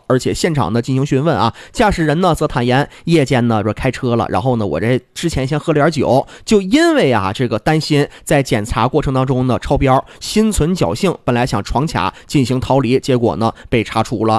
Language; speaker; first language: Chinese; native; Chinese